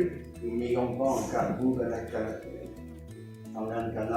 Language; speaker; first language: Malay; non-native, learner; French